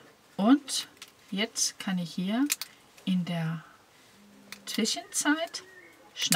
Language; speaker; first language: German; non-native, fluent; Danish